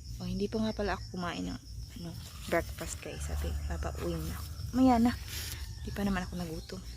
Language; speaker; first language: Filipino; non-native, local second language; Cebuano